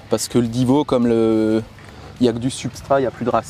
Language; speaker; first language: French; native; French